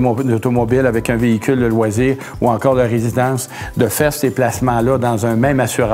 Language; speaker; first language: French; native; French